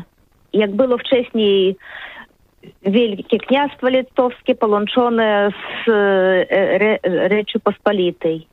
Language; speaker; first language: Polish; non-native, learner; Russian